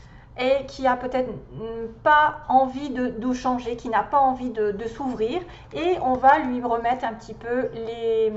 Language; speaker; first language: French; native; French